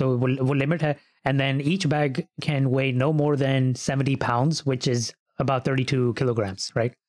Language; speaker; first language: English; early bilingual, other home language; Urdu